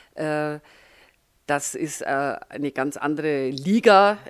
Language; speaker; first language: German; native; German